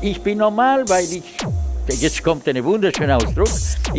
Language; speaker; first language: German; non-native, fluent; Italian